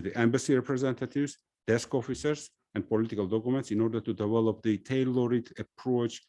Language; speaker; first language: English; non-native, fluent; Georgian